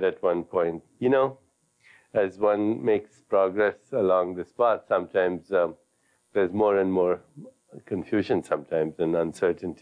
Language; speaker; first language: English; non-native, local second language; Hindi